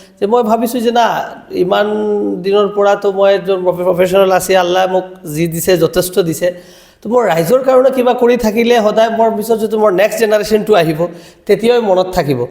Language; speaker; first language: Assamese; non-native, local second language; Bangla